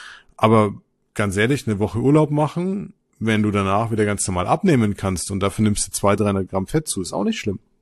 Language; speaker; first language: German; native; German